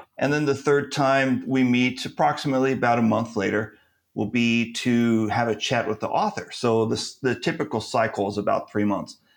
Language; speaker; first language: English; native; English